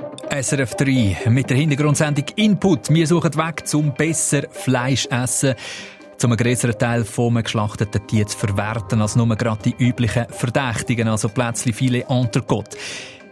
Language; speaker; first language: German; native; German